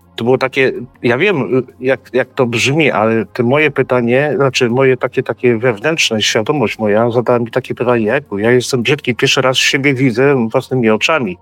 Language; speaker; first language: Polish; early bilingual, heritage; Polish